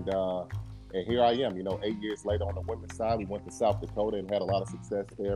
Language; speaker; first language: English; native; English